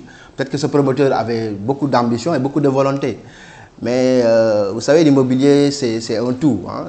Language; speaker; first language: French; non-native, local second language; Wolof